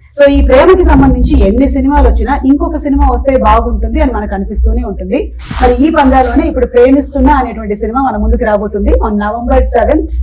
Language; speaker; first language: Telugu; non-native, local second language; Malayalam